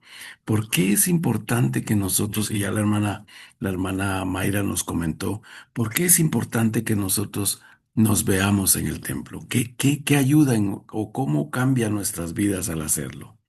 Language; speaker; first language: Spanish; native; Spanish